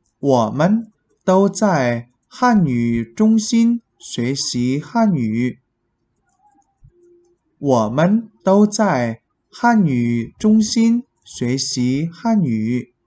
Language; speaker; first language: Chinese; non-native, fluent; Vietnamese